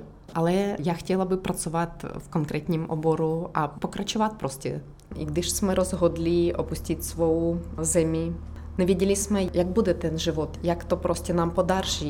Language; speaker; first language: Czech; non-native, learner; Ukrainian